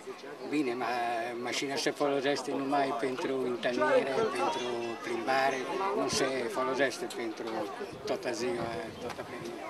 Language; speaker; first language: Romanian; non-native, fluent; Italian